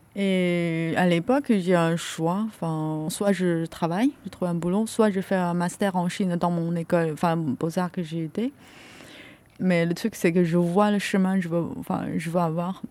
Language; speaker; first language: French; non-native, fluent; Chinese